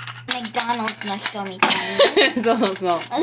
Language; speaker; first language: Japanese; early bilingual, heritage; Japanese